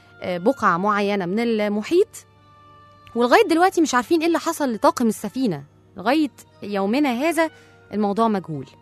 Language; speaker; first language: Arabic; native; Arabic